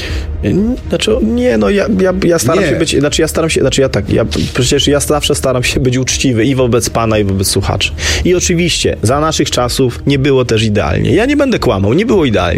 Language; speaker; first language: Polish; native; Polish